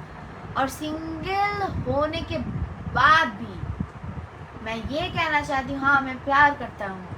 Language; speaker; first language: Hindi; non-native, learner; Bangla